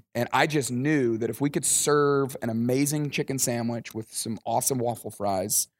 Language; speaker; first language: English; native; English